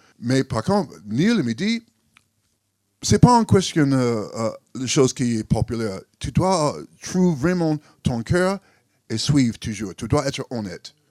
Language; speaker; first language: French; non-native, learner; English